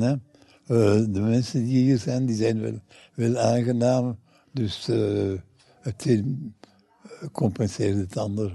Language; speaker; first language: Dutch; non-native, fluent; English